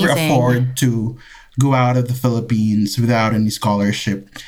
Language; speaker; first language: English; non-native, local second language; Filipino